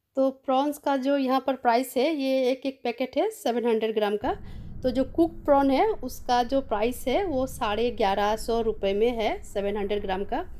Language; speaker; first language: Hindi; non-native, local second language; Bangla